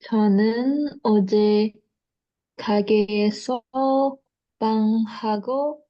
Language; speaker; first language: Korean; non-native, learner; Indonesian